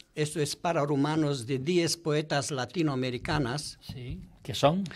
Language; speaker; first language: Spanish; non-native, fluent; Romanian